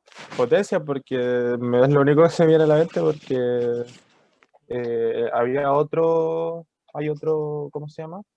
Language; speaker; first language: Spanish; native; Spanish